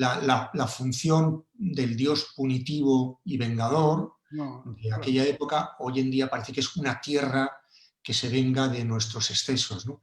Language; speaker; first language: Spanish; native; Spanish